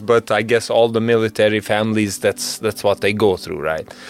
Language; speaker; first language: English; non-native, fluent; Albanian